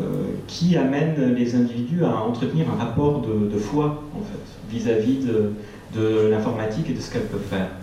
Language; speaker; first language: French; native; French